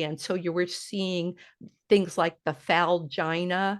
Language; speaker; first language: English; native; English